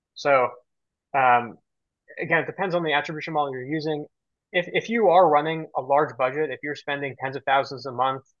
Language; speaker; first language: English; native; English